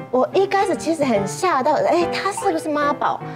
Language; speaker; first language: Chinese; non-native, fluent; Japanese